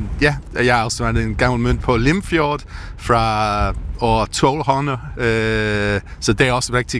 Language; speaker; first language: Danish; non-native, learner; English